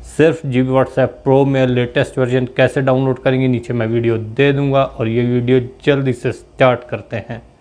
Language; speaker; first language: Urdu; native; Urdu